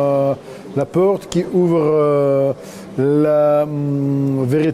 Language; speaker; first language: French; non-native, learner; Russian